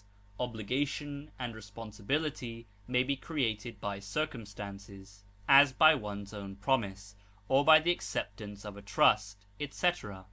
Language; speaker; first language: English; native; English